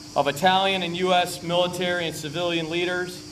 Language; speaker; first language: English; native; English